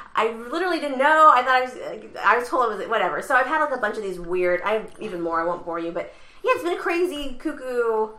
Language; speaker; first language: English; native; English